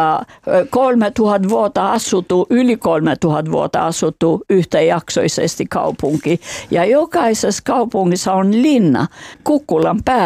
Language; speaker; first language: Finnish; non-native, fluent; Albanian